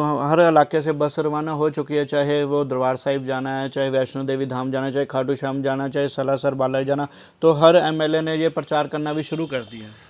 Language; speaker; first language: Hindi; non-native, local second language; Punjabi